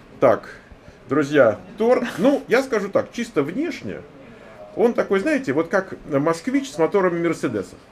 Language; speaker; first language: Russian; native; Russian